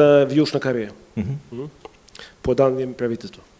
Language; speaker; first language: Russian; non-native, fluent; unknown